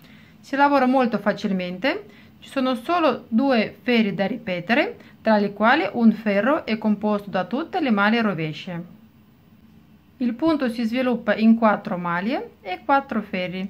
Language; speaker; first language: Italian; non-native, fluent; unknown